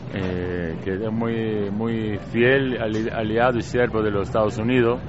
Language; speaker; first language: Spanish; native; Spanish